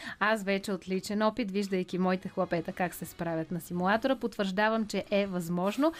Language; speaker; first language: Bulgarian; native; Bulgarian